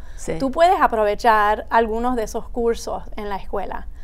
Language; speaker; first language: Spanish; early bilingual, heritage; Spanish